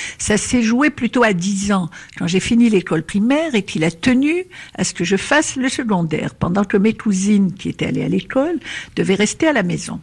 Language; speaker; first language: French; non-native, local second language; Arabic